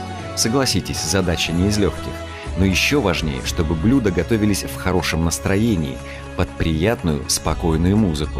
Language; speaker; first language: Russian; native; Russian